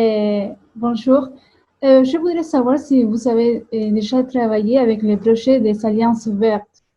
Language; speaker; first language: French; non-native, fluent; Spanish